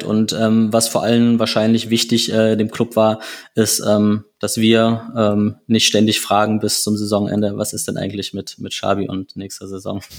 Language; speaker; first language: German; native; German